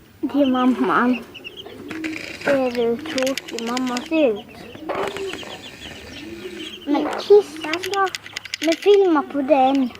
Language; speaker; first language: Swedish; native; Swedish